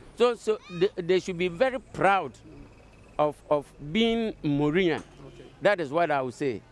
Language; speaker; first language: English; non-native, local second language; Akan